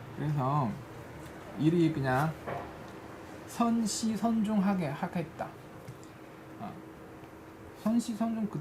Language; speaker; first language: Korean; non-native, fluent; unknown